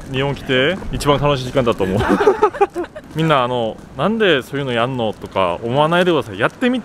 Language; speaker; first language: Japanese; non-native, fluent; Korean